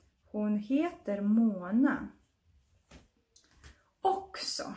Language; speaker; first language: Swedish; non-native, fluent; Russian